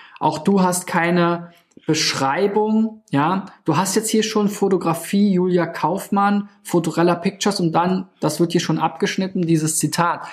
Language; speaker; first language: German; native; German